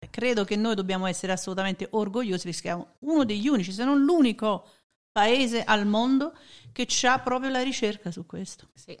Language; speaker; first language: Italian; native; Italian